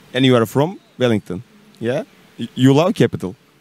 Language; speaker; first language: English; non-native, learner; Turkish